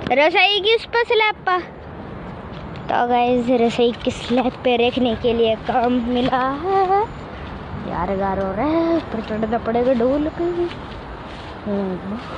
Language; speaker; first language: Hindi; native; Hindi